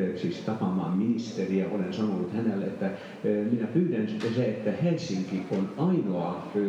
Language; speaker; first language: Finnish; non-native, fluent; Hungarian